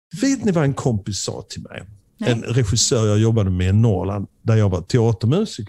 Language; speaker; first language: Swedish; native; Swedish